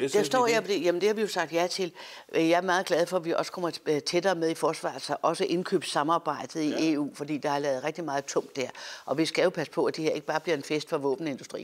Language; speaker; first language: Danish; native; Danish